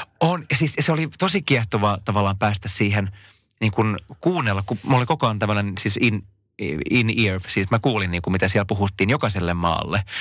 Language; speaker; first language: Finnish; non-native, local second language; Swedish